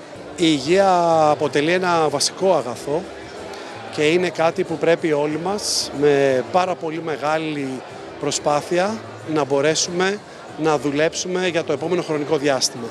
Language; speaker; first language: Greek; native; Greek